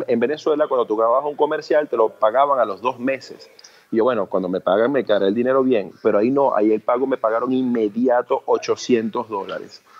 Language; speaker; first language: Spanish; early bilingual, other home language; Chinese